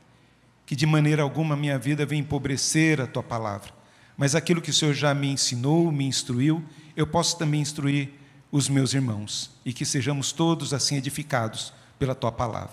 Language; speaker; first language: Portuguese; native; Portuguese